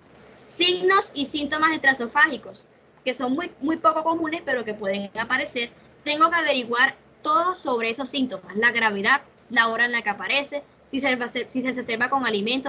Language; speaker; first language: Spanish; native; Spanish